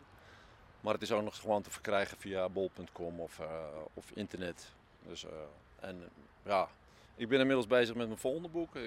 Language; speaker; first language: Dutch; native; Dutch